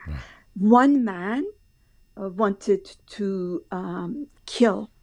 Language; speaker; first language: English; non-native, fluent; Persian